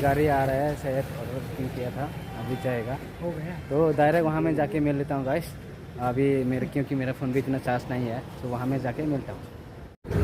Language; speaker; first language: Hindi; non-native, local second language; Kok Borok